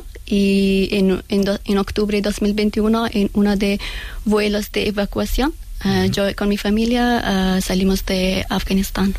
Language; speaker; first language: Spanish; non-native, learner; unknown